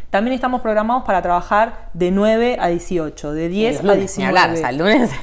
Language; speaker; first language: Spanish; native; Spanish